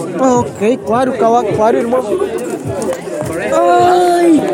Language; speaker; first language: Spanish; non-native, learner; Portuguese